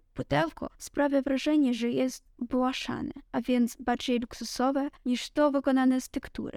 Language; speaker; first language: Polish; non-native, learner; Ukrainian